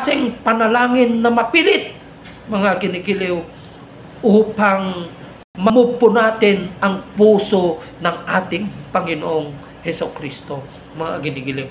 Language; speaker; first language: Filipino; native; Filipino